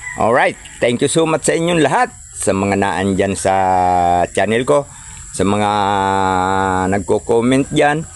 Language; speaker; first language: Filipino; non-native, local second language; Cebuano